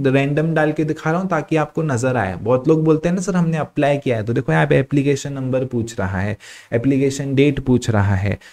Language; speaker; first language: Hindi; non-native, local second language; Sindhi